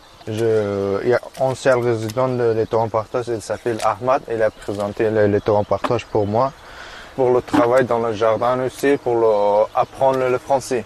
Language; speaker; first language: French; non-native, learner; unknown